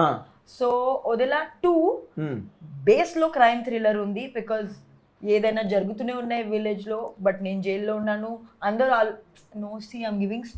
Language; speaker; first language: Telugu; non-native, learner; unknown